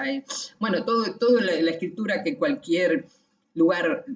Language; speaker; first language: Spanish; native; Spanish